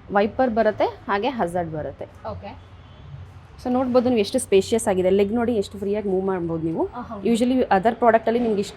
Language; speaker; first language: Kannada; native; Kannada